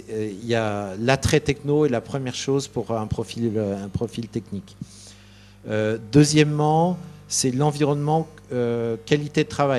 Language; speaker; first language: French; native; French